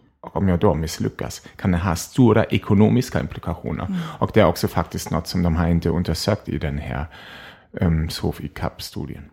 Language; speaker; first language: Swedish; non-native, fluent; German